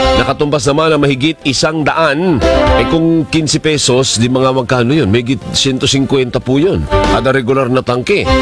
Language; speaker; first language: Filipino; non-native, local second language; Hiligaynon